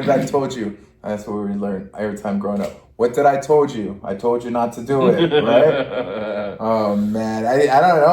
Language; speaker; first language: English; native; English